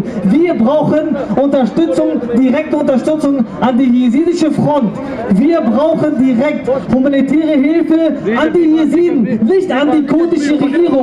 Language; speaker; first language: German; early bilingual, other home language; Kurdish